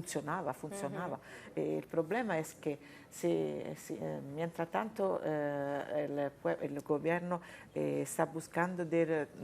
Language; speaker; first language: Spanish; non-native, fluent; Italian